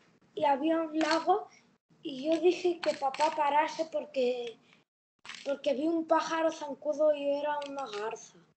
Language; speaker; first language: Spanish; early bilingual, heritage; Spanish